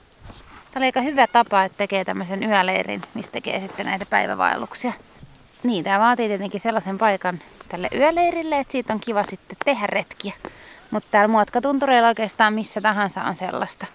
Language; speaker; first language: Finnish; native; Finnish